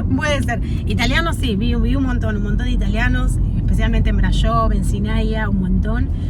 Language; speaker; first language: Spanish; native; Spanish